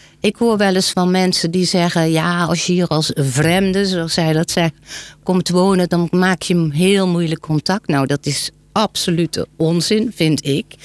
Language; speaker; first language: Dutch; native; Dutch